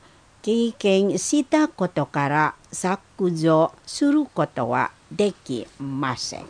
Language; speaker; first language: Japanese; non-native, learner; Indonesian